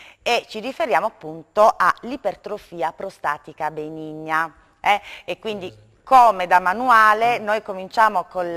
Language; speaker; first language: Italian; native; Italian